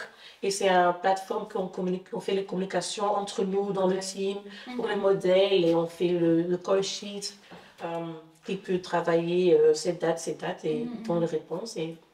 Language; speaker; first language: French; non-native, fluent; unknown